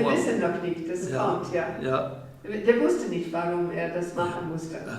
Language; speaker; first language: German; non-native, fluent; English